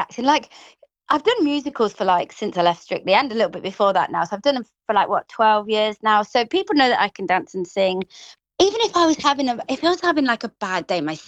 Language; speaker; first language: English; native; English